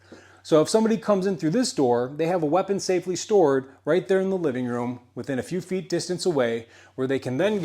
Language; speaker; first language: English; native; English